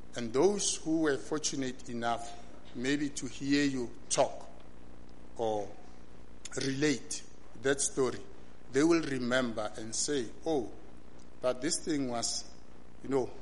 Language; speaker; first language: English; non-native, local second language; Tswana